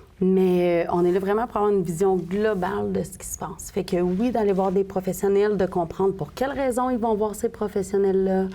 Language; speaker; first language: French; native; French